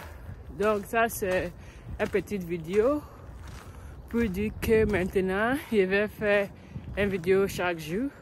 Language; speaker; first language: French; non-native, learner; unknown